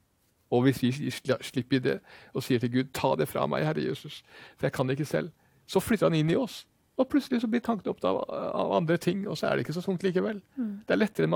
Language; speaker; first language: Norwegian; native; Norwegian